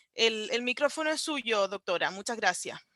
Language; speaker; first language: Spanish; native; Spanish